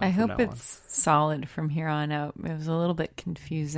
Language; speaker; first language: English; native; English